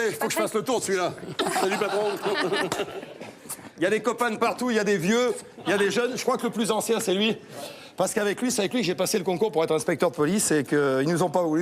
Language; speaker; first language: French; native; French